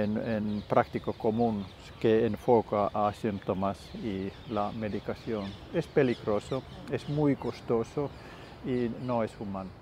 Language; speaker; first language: Spanish; non-native, learner; Finnish